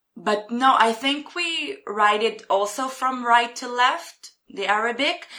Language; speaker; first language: English; non-native, fluent; Hebrew